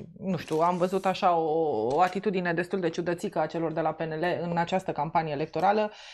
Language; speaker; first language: Romanian; native; Romanian